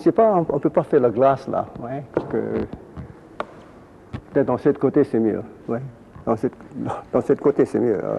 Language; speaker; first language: French; non-native, fluent; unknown